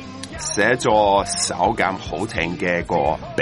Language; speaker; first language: Cantonese; non-native, learner; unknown